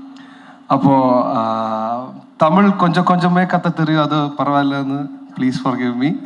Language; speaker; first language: Tamil; non-native, learner; Malayalam